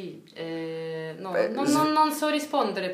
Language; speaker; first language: Italian; non-native, fluent; Russian